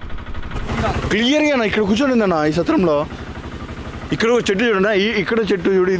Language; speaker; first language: Telugu; native; Telugu